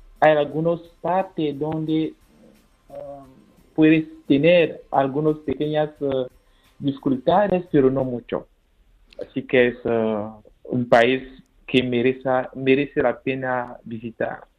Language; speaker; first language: Spanish; non-native, fluent; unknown